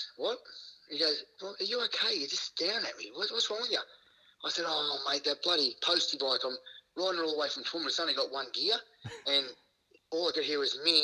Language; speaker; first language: English; native; English